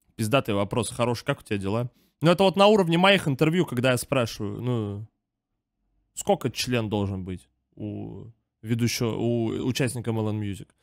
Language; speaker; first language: Russian; native; Russian